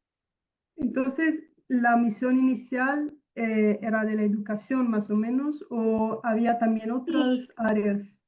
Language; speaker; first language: Spanish; non-native, fluent; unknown